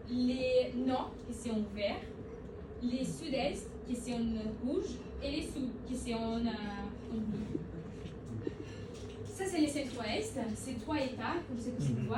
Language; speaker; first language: French; non-native, learner; Portuguese